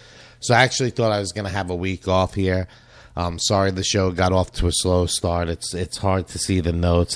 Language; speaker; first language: English; native; English